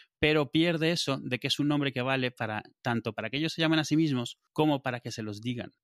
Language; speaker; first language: Spanish; native; Spanish